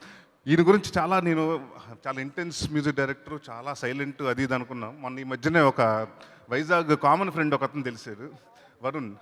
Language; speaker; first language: Telugu; native; Telugu